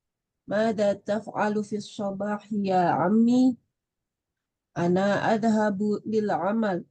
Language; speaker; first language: Arabic; non-native, learner; Indonesian